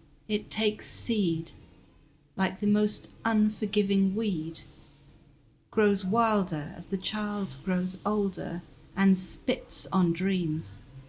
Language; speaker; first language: English; native; English